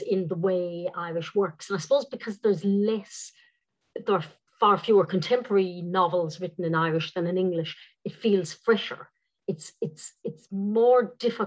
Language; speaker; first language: English; non-native, local second language; Irish